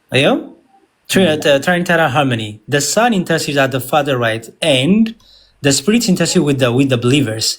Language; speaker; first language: English; non-native, local second language; Amharic